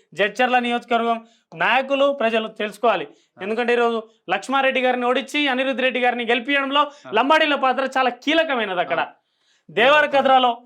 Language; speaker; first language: Telugu; non-native, local second language; Lambadi